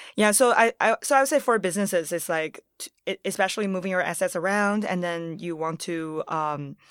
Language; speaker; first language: English; early bilingual, other home language; Chinese